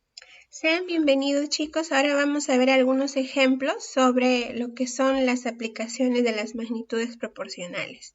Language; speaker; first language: Spanish; native; Spanish